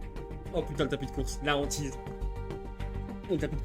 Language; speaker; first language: French; native; French